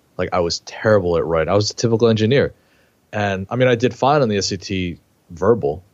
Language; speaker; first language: English; native; English